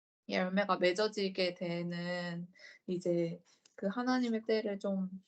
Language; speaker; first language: Korean; native; Korean